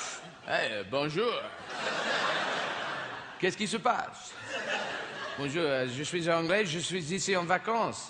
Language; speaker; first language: French; non-native, fluent; English